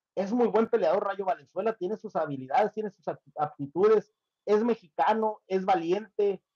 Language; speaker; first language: Spanish; native; Spanish